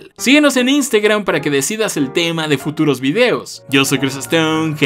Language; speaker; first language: Spanish; native; Spanish